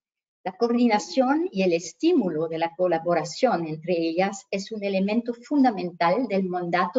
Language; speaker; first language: Spanish; native; Spanish